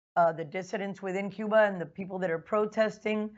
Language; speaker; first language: English; early bilingual, other home language; Spanish